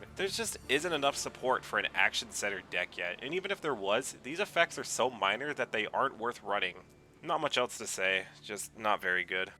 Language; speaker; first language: English; native; English